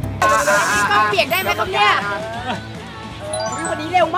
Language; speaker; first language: Thai; native; Thai